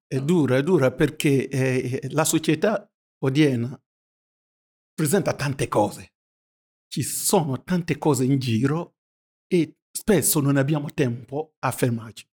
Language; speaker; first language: Italian; non-native, fluent; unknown